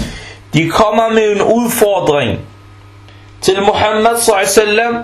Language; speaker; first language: Danish; non-native, fluent; Arabic